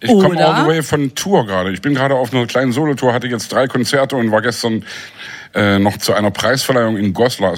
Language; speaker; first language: German; native; German